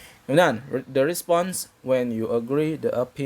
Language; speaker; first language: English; non-native, fluent; Indonesian